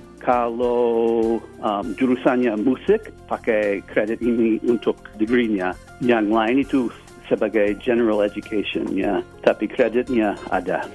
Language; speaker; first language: Indonesian; non-native, fluent; English